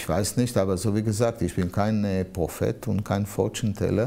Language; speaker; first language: German; non-native, fluent; Hebrew